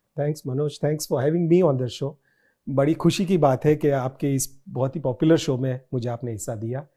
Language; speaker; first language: Hindi; non-native, local second language; Gujarati